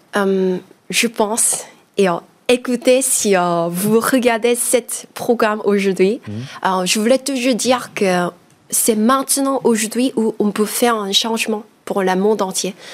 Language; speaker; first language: French; non-native, fluent; Korean